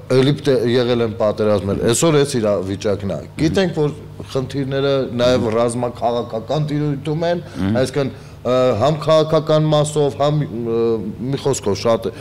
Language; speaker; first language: Armenian; native; Armenian